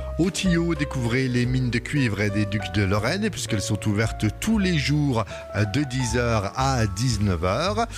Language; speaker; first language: French; native; French